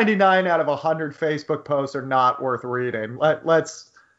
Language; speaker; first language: English; native; English